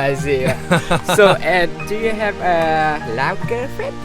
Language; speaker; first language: English; non-native, learner; Lao